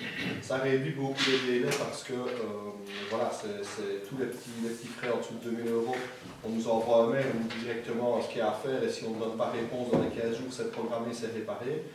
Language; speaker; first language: French; native; French